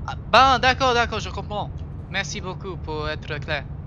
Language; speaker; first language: French; non-native, learner; English